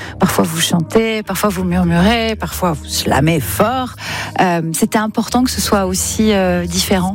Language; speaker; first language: French; native; French